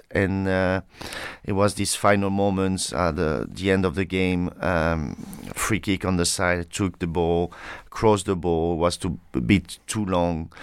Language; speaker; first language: English; non-native, fluent; French